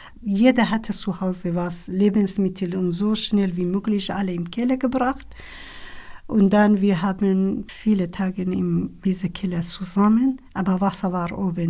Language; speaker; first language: German; non-native, learner; Kurdish